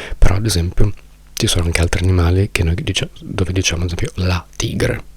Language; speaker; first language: Italian; native; Italian